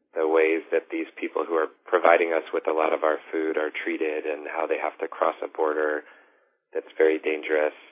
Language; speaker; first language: English; native; English